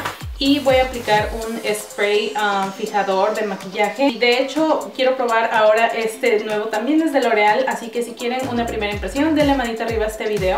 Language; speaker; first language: Spanish; early bilingual, heritage; Spanish